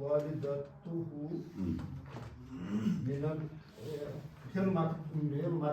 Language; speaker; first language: Arabic; non-native, learner; Kashmiri